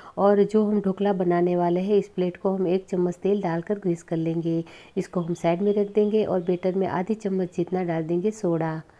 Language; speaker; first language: Hindi; non-native, local second language; Gujarati